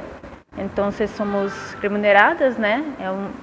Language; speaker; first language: Spanish; non-native, learner; Portuguese